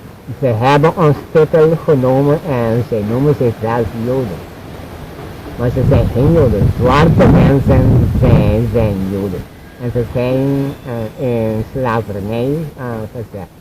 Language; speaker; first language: Dutch; non-native, local second language; Papiamento